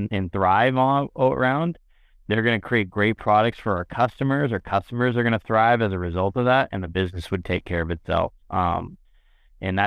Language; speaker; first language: English; native; English